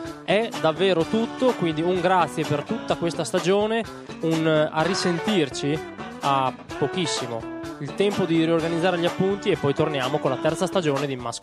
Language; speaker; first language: Italian; native; Italian